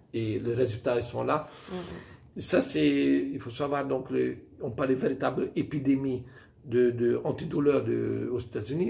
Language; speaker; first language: French; non-native, fluent; Hungarian